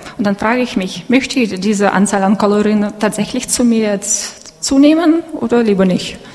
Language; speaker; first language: German; non-native, fluent; Russian